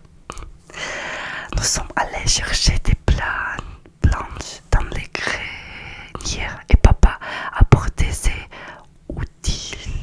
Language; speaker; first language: French; non-native, learner; Russian